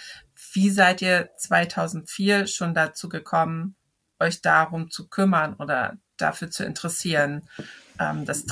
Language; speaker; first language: German; native; German